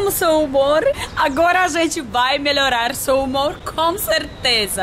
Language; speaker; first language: Portuguese; non-native, fluent; Russian